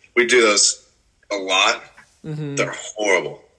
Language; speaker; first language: English; native; English